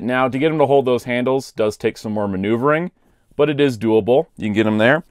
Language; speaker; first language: English; native; English